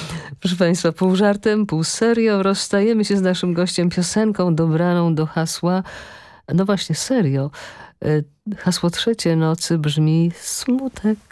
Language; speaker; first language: Polish; native; Polish